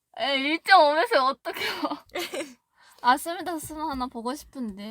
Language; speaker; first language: Korean; non-native, fluent; Japanese